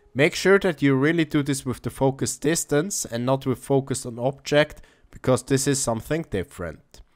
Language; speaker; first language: English; non-native, fluent; German